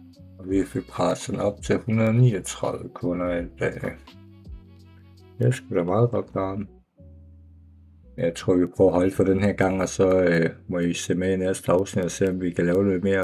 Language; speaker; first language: Danish; native; Danish